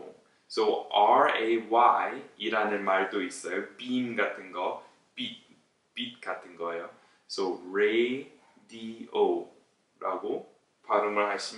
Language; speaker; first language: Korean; non-native, fluent; English